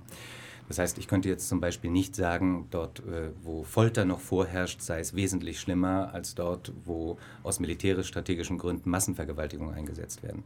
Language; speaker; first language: German; native; German